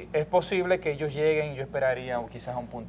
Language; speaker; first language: Spanish; native; Spanish